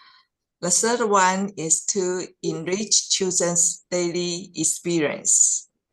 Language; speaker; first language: English; non-native, fluent; Chinese